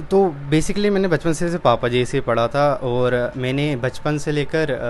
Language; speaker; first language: Hindi; native; Hindi